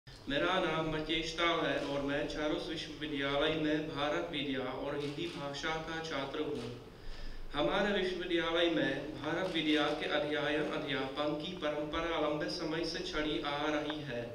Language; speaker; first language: Hindi; non-native, learner; Czech